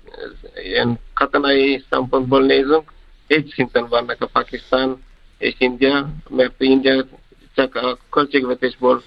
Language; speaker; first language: Hungarian; non-native, fluent; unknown